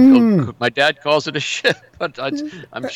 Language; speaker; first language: English; native; English